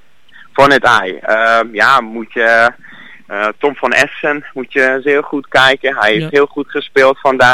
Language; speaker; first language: Dutch; non-native, learner; Hungarian